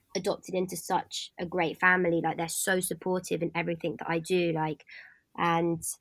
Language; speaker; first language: English; native; English